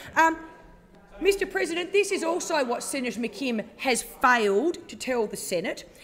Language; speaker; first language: English; native; English